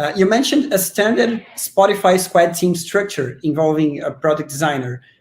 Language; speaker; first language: English; non-native, fluent; Portuguese